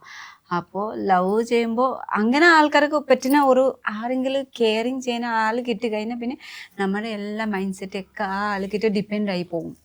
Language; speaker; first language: Malayalam; non-native, fluent; Nepali